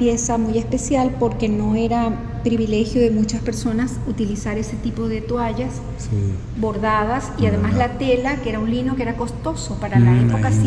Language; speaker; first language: Spanish; native; Spanish